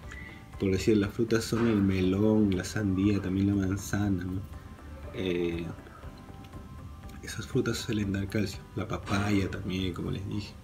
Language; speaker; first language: Spanish; native; Spanish